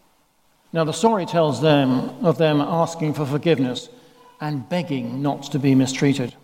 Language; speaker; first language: English; native; English